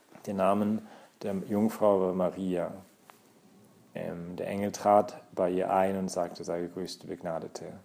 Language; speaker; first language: German; native; German